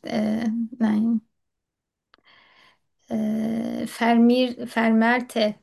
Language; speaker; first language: German; non-native, learner; Turkish